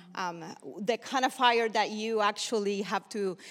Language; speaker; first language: English; early bilingual, other home language; Spanish